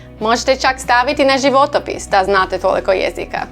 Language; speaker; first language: Croatian; non-native, learner; English